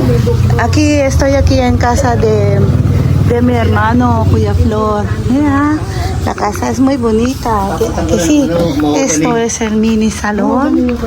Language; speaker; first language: Spanish; non-native, fluent; Filipino